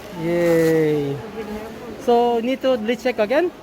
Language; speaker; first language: English; non-native, learner; Korean